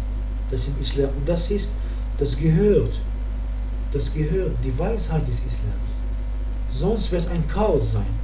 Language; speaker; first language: German; non-native, learner; Arabic